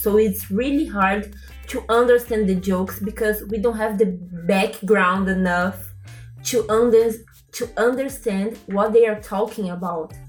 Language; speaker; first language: English; non-native, learner; Portuguese